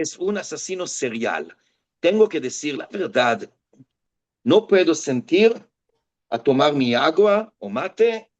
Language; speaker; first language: Spanish; non-native, fluent; Hebrew